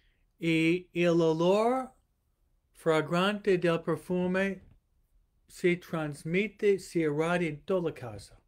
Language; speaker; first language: Spanish; non-native, fluent; English